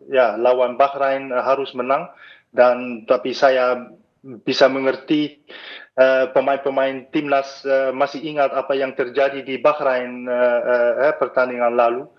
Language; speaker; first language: Indonesian; non-native, fluent; Dutch